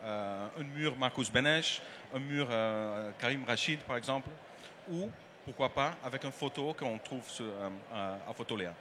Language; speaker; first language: French; non-native, learner; Dutch